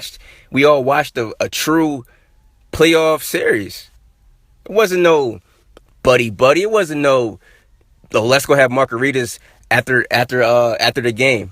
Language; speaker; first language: English; native; English